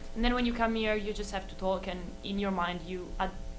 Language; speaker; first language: English; non-native, fluent; Italian